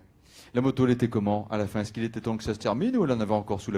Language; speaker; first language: French; native; French